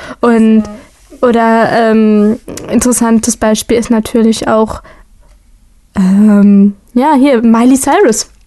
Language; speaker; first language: German; native; German